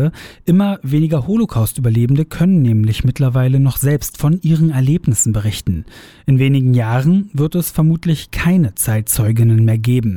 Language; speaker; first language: German; native; German